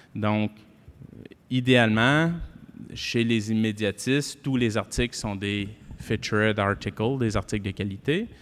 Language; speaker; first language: French; native; French